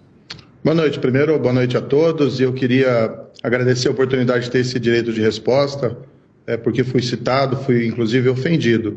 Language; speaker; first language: Portuguese; native; Portuguese